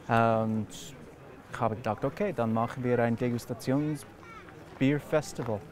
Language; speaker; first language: German; non-native, learner; English